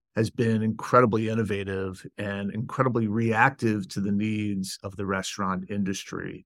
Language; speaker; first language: English; native; English